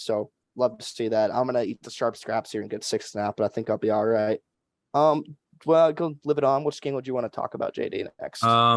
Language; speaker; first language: English; native; English